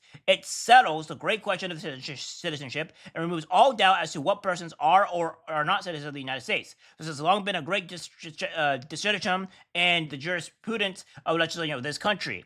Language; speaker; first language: English; native; English